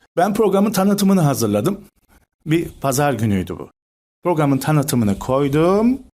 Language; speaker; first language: Turkish; native; Turkish